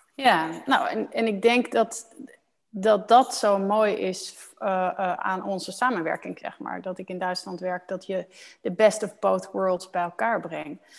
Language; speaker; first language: Dutch; native; Dutch